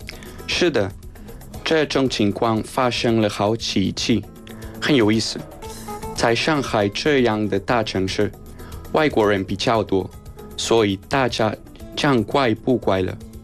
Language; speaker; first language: Chinese; non-native, fluent; Spanish